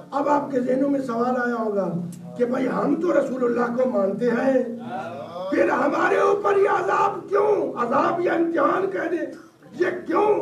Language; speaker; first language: Urdu; non-native, local second language; Punjabi